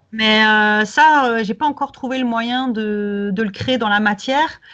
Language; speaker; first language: French; native; French